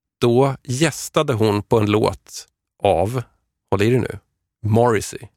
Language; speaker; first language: Swedish; native; Swedish